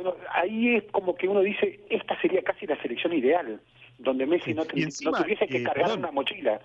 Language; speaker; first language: Spanish; native; Spanish